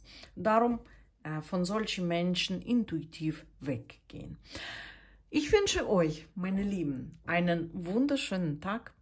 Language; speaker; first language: German; non-native, fluent; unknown